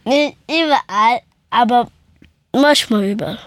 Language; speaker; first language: German; early bilingual, other home language; Persian